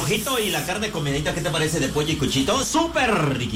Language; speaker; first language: Spanish; native; Spanish